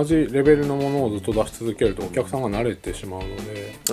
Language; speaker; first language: Japanese; native; Japanese